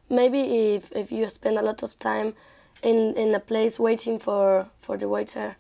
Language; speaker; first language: English; non-native, learner; Spanish